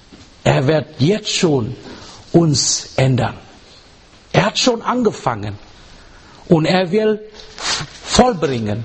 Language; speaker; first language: German; non-native, fluent; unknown